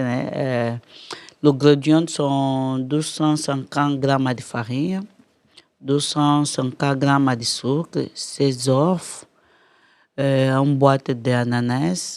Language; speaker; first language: French; non-native, learner; Portuguese